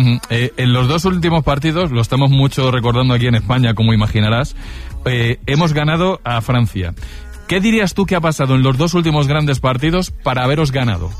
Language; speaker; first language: Spanish; native; Spanish